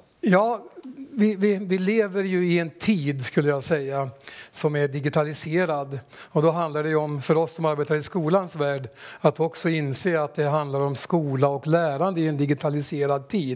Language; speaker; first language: Swedish; native; Swedish